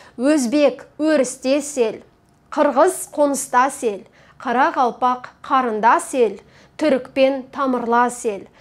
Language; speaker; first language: Kazakh; native; Kazakh